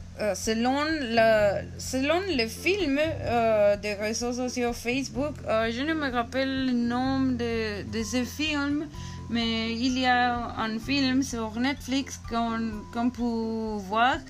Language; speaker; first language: French; non-native, learner; Spanish